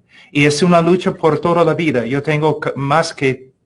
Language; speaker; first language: Spanish; non-native, fluent; English